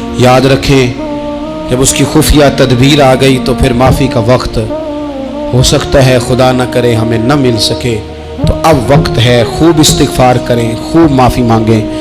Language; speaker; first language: Urdu; non-native, local second language; Punjabi